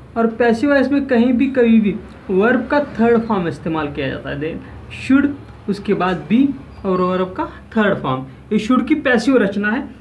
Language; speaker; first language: Hindi; non-native, local second language; Marathi